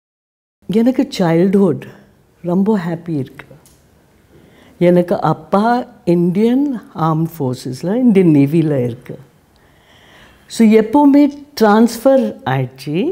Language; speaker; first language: Tamil; non-native, learner; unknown